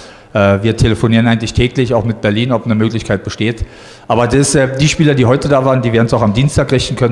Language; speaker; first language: German; native; German